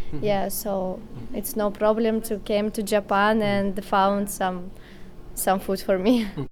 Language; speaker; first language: English; non-native, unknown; Russian